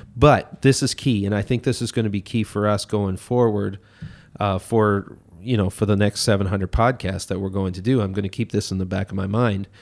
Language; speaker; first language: English; native; English